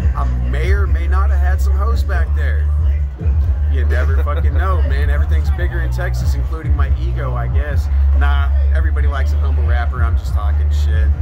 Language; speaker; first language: English; native; English